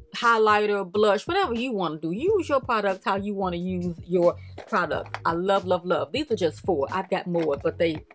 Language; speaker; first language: English; native; English